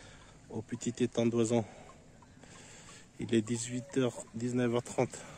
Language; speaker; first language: French; native; French